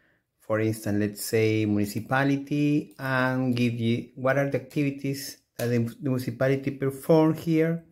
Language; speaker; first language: English; non-native, fluent; Spanish